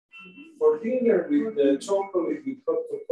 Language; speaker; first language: English; non-native, fluent; Spanish